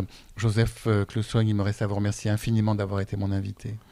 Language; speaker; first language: French; native; French